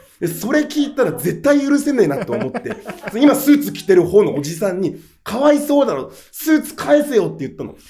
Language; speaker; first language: Japanese; native; Japanese